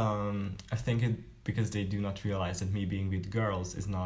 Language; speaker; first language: English; non-native, fluent; Hungarian